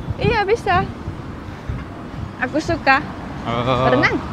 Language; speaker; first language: Indonesian; non-native, learner; Japanese